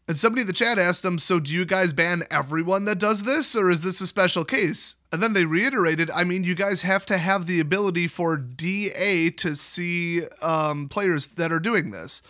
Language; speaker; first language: English; native; English